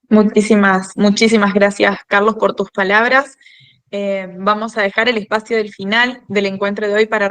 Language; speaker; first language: Spanish; native; Spanish